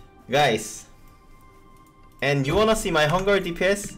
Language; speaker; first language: English; non-native, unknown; Korean